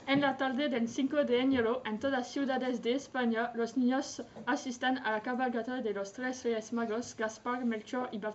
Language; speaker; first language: Spanish; non-native, learner; French